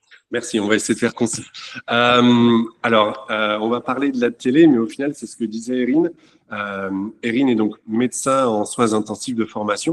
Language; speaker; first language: French; native; French